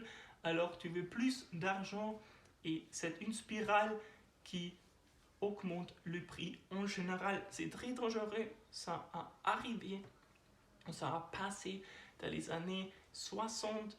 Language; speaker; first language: French; non-native, learner; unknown